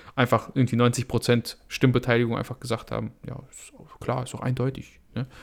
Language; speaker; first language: German; non-native, fluent; Russian